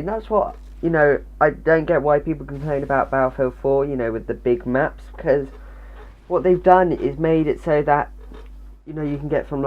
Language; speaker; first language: English; native; English